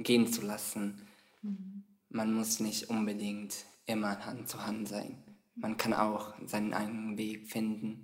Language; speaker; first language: German; non-native, fluent; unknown